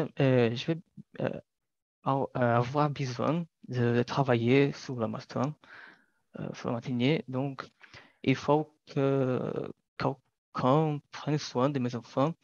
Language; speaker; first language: French; non-native, learner; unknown